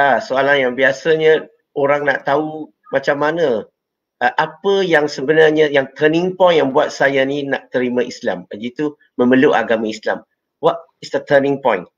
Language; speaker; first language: Malay; non-native, local second language; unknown